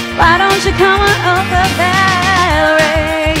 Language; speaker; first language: English; non-native, local second language; Filipino